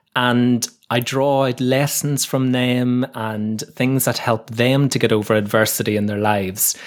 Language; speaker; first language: English; native; English